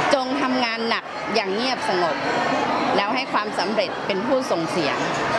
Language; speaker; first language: Thai; native; Thai